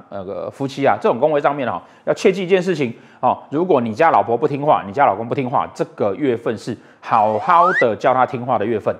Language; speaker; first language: Chinese; native; Chinese